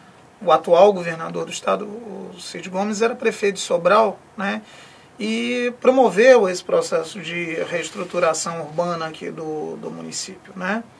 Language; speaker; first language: Portuguese; native; Portuguese